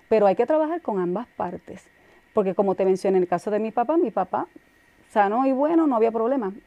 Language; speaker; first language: Spanish; native; Spanish